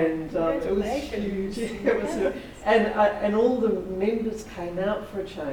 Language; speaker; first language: English; native; English